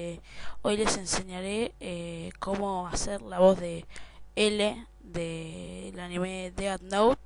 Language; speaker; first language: Spanish; native; Spanish